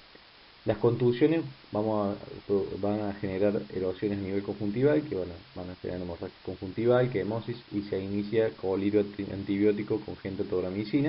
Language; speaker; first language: Spanish; native; Spanish